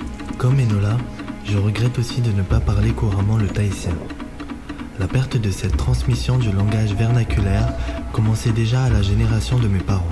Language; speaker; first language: French; native; French